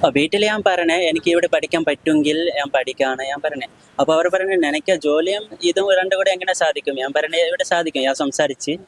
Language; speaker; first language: Malayalam; non-native, local second language; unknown